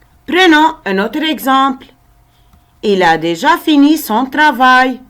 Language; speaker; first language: French; non-native, local second language; Arabic